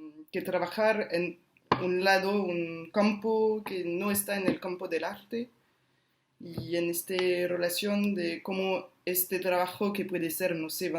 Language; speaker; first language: Spanish; non-native, fluent; French